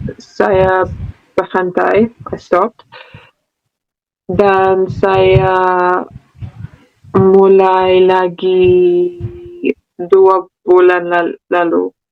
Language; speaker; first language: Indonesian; non-native, learner; English